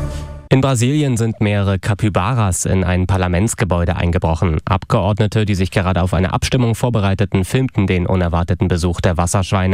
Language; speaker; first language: German; native; German